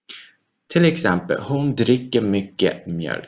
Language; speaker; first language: Swedish; non-native, fluent; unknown